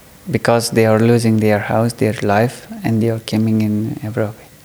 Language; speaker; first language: English; non-native, learner; Persian